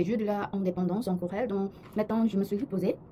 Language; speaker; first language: French; non-native, learner; Korean